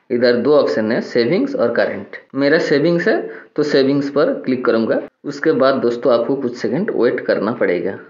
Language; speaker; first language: Hindi; non-native, local second language; Bangla